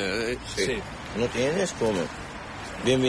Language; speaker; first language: Spanish; non-native, learner; Arabic